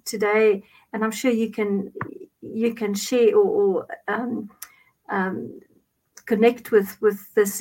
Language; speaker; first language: English; non-native, local second language; Afrikaans